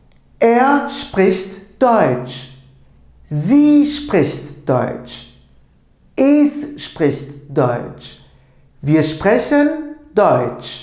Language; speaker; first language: German; non-native, fluent; Turkish